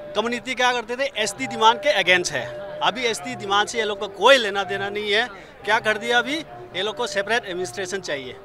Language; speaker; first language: Hindi; non-native, local second language; Manipuri